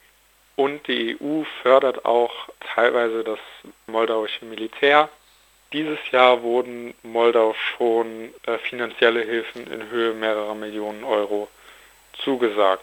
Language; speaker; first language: German; native; German